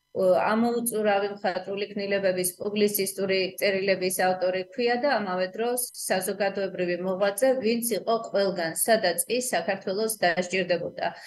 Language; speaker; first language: Georgian; native; Georgian